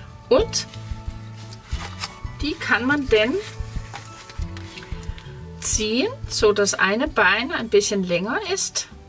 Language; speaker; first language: German; non-native, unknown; Danish